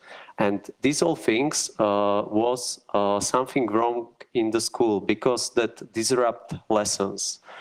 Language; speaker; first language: English; non-native, learner; Slovak